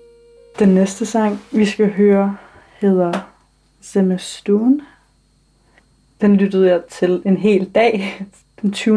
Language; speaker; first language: Danish; early bilingual, other home language; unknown